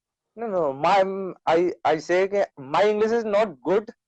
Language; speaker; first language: English; non-native, learner; Hindi